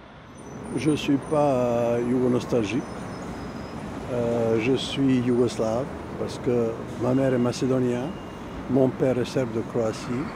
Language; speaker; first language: French; non-native, fluent; Serbian